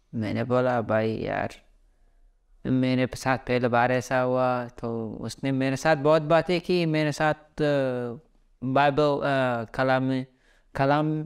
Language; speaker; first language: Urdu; early bilingual, other home language; Pashto